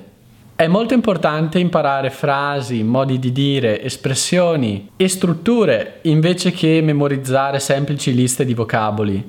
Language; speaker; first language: Italian; native; Italian